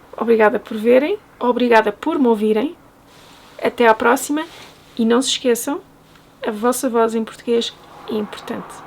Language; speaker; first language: Portuguese; native; Portuguese